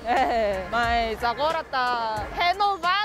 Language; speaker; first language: Portuguese; non-native, learner; Korean